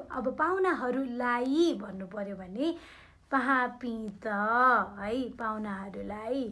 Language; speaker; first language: Nepali; non-native, local second language; Newari